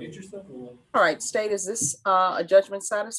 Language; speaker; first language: English; native; English